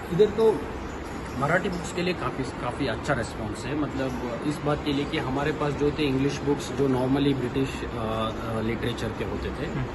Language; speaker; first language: Hindi; non-native, local second language; Kannada